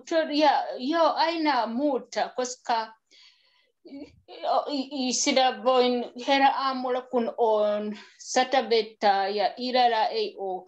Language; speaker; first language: Finnish; non-native, learner; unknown